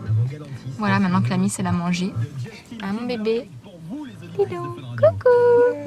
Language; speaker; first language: French; native; French